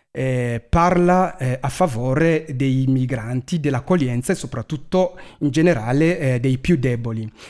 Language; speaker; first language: Italian; non-native, fluent; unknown